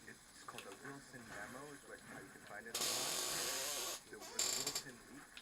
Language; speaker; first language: English; native; English